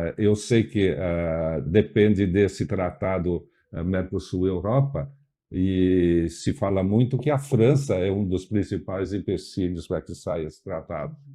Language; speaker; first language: Portuguese; native; Portuguese